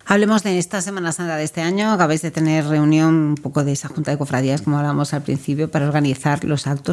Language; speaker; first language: Spanish; native; Spanish